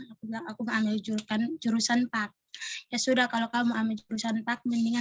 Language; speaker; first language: Indonesian; non-native, local second language; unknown